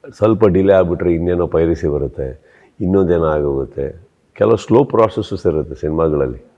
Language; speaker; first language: Kannada; native; Kannada